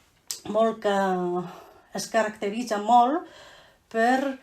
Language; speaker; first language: Catalan; non-native, fluent; Chinese